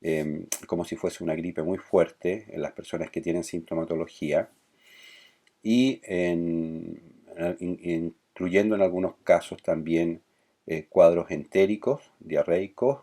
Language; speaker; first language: Spanish; native; Spanish